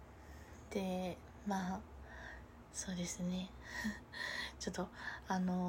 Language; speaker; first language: Japanese; native; Japanese